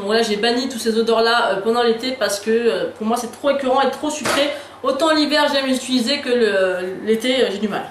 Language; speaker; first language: French; native; French